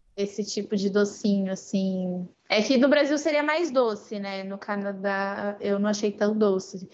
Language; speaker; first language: Portuguese; native; Portuguese